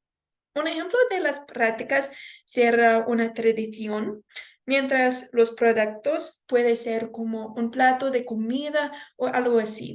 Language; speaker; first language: Spanish; non-native, fluent; English